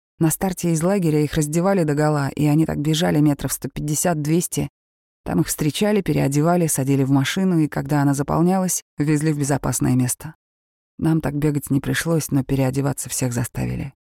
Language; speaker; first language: Russian; native; Russian